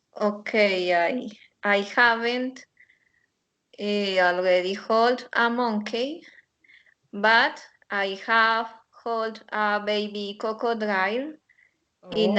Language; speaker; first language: English; non-native, learner; Spanish